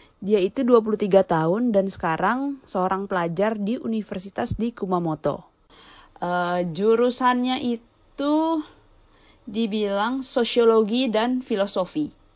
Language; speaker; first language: Indonesian; early bilingual, heritage; Indonesian